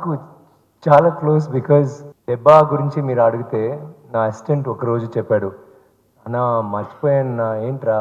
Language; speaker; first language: Telugu; non-native, learner; Tamil